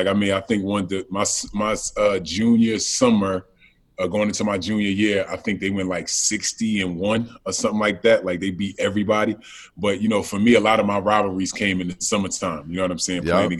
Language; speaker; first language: English; native; English